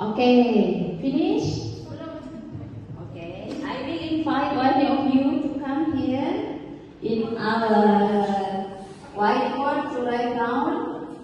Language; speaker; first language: English; non-native, learner; Indonesian